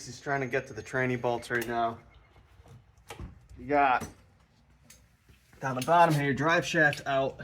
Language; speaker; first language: English; native; English